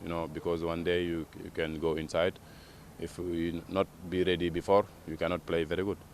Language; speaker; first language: English; non-native, fluent; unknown